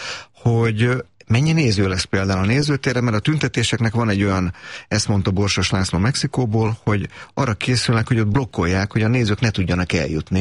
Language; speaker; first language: Hungarian; native; Hungarian